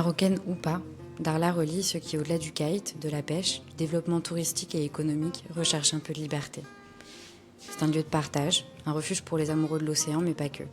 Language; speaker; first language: French; native; French